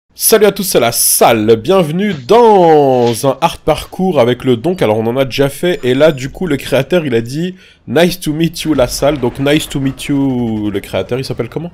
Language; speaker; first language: French; native; French